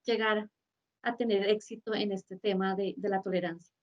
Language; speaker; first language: Spanish; native; Spanish